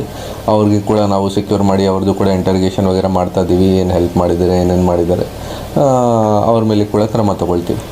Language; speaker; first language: Kannada; non-native, fluent; Hindi